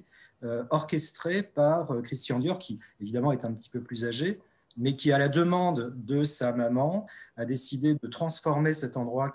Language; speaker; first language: French; native; French